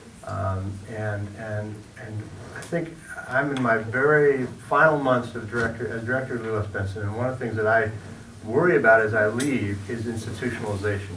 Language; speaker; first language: English; native; English